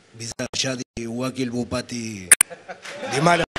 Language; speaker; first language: Indonesian; non-native, fluent; Spanish